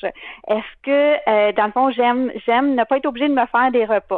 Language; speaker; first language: French; native; French